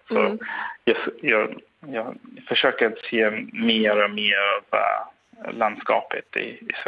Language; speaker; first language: Swedish; non-native, fluent; English